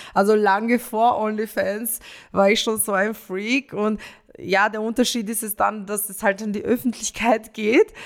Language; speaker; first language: German; early bilingual, other home language; Romanian